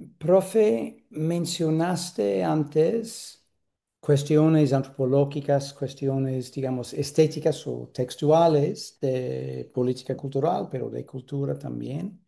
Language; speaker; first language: Spanish; non-native, fluent; English